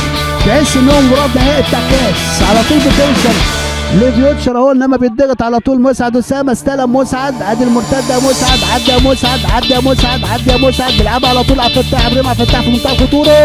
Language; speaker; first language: Arabic; native; Arabic